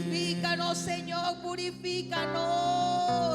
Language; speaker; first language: Spanish; native; Spanish